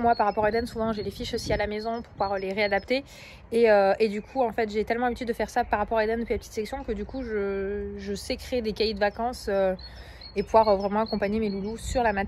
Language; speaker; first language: French; native; French